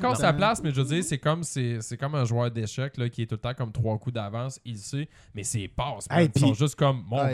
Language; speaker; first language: French; native; French